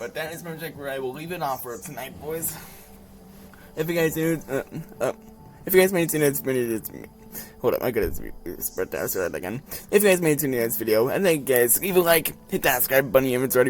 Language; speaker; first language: English; native; English